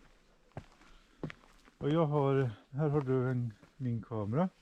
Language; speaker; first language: Swedish; native; Swedish